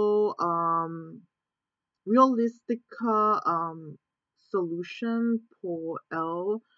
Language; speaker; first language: Spanish; non-native, learner; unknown